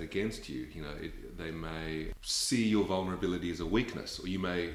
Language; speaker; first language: English; native; English